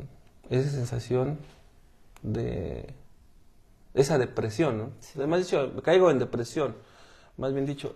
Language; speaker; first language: Spanish; native; Spanish